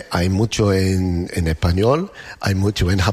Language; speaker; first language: Spanish; non-native, learner; English